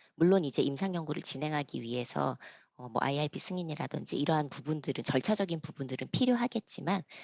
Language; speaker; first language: Korean; native; Korean